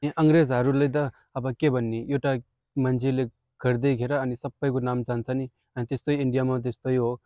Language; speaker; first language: Nepali; non-native, fluent; Hindi